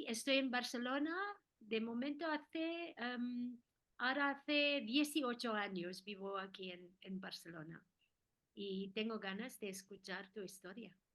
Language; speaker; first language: Spanish; non-native, fluent; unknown